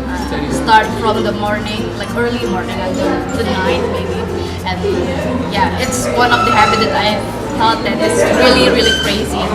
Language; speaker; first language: English; non-native, fluent; Indonesian